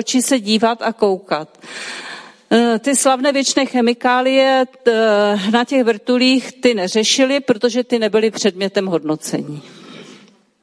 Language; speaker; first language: Czech; native; Czech